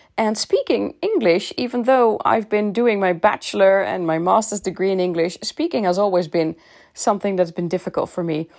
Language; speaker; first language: English; non-native, fluent; Dutch